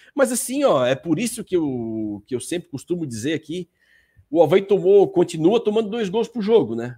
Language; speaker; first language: Portuguese; native; Portuguese